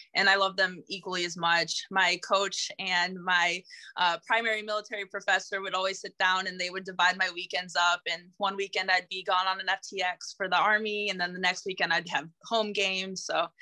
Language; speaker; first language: English; native; English